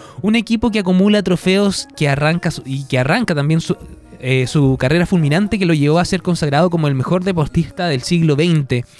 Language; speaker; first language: Spanish; native; Spanish